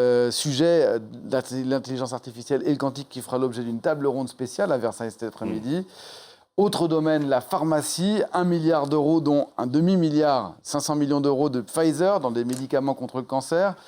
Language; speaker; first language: French; native; French